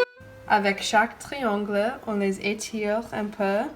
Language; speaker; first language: French; non-native, learner; English